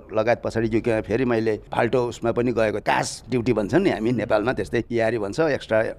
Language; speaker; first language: Nepali; non-native, local second language; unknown